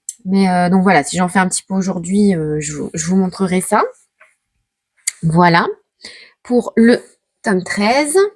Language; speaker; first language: French; native; French